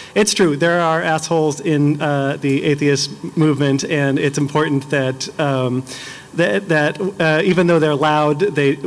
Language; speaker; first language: English; native; English